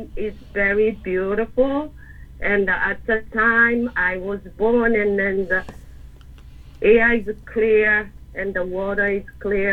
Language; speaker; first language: English; non-native, learner; Japanese